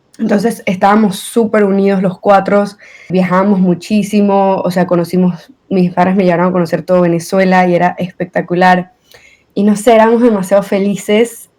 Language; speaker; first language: Spanish; native; Spanish